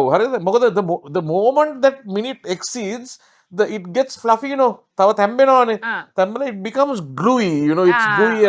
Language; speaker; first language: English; non-native, local second language; Sinhala